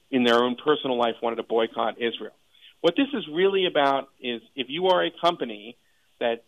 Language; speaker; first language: English; native; English